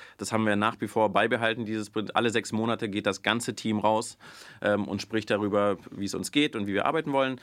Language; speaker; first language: German; early bilingual, other home language; Russian